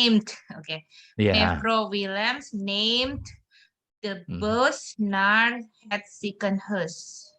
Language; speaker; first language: Dutch; non-native, learner; Indonesian